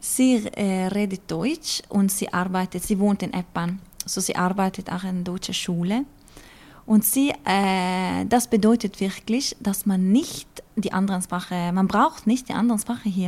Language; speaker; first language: German; non-native, learner; Norwegian